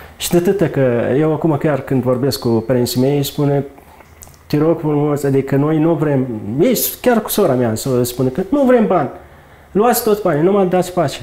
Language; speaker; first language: Romanian; non-native, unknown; Arabic